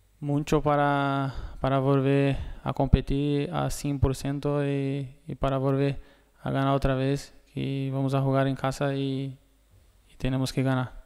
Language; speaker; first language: Spanish; non-native, learner; Portuguese